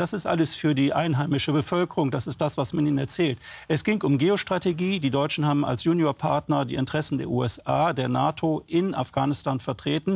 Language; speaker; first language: German; native; German